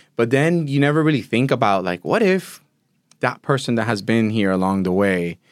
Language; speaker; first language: English; early bilingual, other home language; Spanish